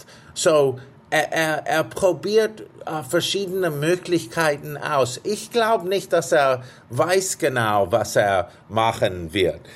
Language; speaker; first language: German; non-native, fluent; English